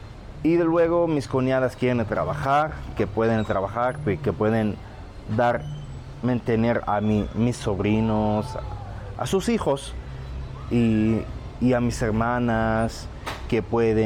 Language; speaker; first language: Spanish; non-native, fluent; Arabic